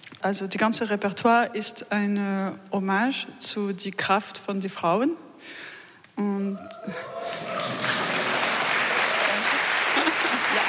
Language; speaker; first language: German; non-native, learner; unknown